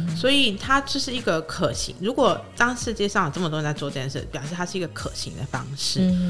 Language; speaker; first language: Chinese; native; Chinese